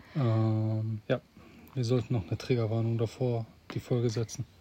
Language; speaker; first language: German; native; German